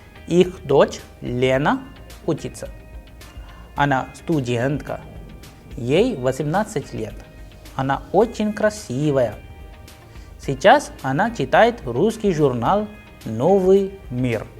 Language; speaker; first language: Russian; non-native, fluent; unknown